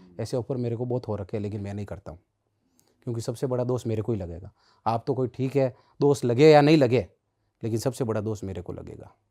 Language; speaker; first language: Hindi; native; Hindi